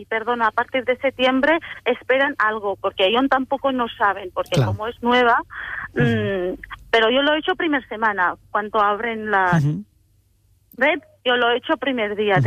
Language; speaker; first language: Spanish; non-native, learner; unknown